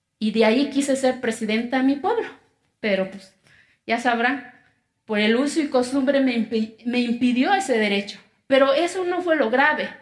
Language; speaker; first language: Spanish; non-native, local second language; Zapotec